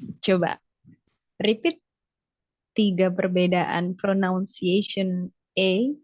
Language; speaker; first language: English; non-native, fluent; Javanese